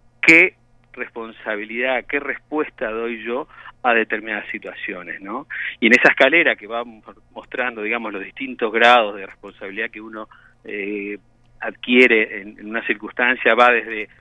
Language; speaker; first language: Spanish; native; Spanish